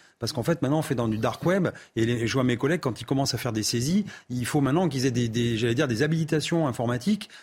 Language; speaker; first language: French; native; French